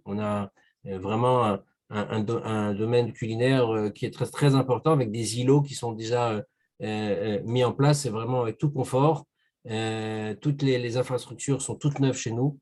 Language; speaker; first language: French; native; French